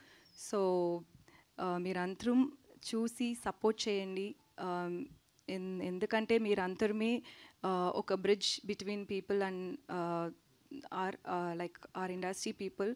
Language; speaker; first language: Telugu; non-native, learner; Tamil